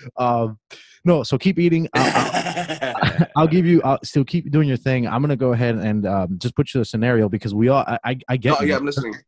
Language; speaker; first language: English; native; English